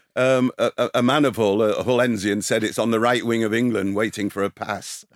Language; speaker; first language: English; native; English